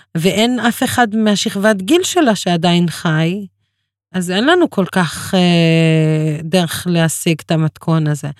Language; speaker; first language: Hebrew; non-native, local second language; Arabic